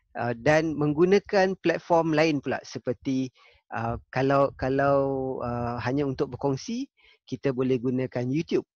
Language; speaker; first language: Malay; native; Malay